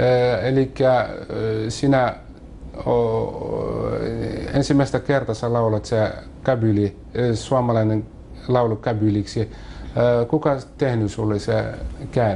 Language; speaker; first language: Finnish; non-native, fluent; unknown